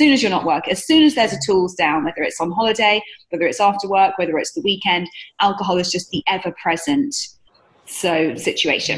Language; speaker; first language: English; native; English